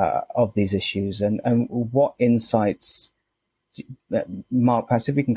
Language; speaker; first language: English; native; English